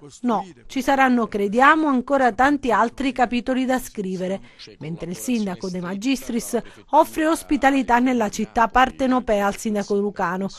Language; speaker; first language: Italian; native; Italian